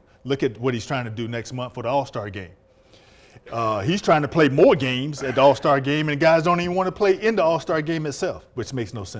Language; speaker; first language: English; native; English